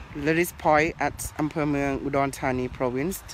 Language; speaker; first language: English; non-native, learner; Thai